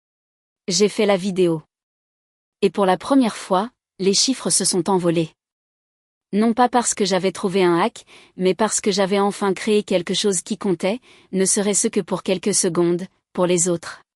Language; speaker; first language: French; native; French